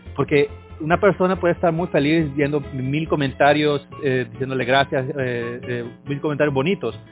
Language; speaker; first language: Spanish; native; Spanish